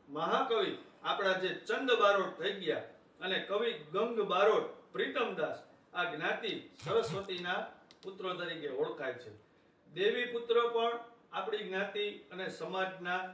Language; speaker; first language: Gujarati; native; Gujarati